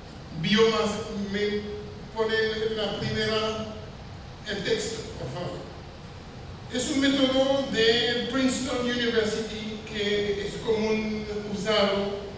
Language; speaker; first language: Spanish; non-native, fluent; French